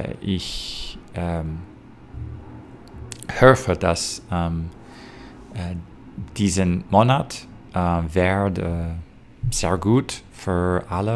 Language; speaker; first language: German; non-native, learner; English